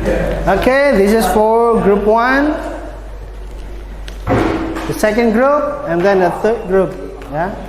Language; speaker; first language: English; non-native, fluent; Indonesian